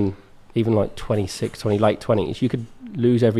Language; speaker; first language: English; native; English